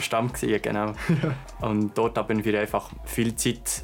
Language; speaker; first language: German; non-native, local second language; French